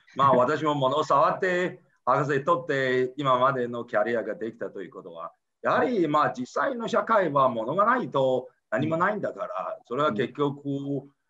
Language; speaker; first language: Japanese; non-native, fluent; Chinese